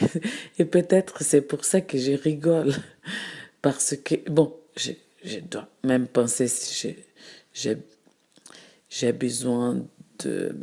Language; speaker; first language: French; non-native, fluent; Portuguese